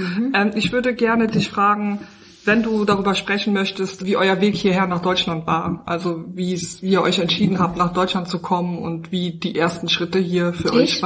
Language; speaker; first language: German; native; German